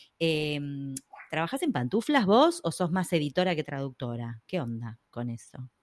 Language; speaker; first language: Spanish; native; Spanish